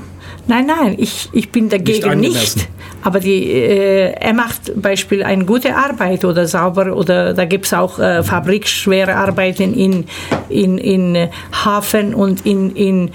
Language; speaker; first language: German; early bilingual, other home language; Turkish